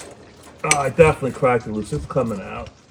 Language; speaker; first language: English; native; English